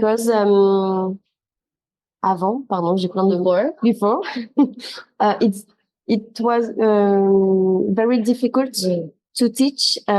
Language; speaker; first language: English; non-native, learner; French